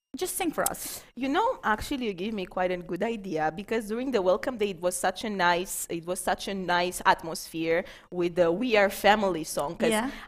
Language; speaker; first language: English; non-native, fluent; Romanian